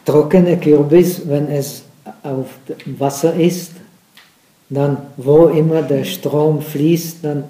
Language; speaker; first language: German; non-native, fluent; Czech